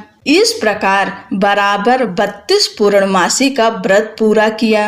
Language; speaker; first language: Hindi; native; Hindi